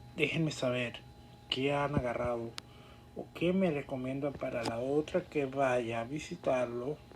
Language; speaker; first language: Spanish; early bilingual, other home language; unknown